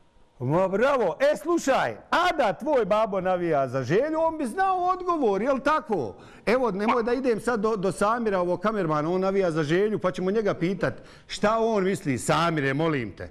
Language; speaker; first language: Bosnian; native; Bosnian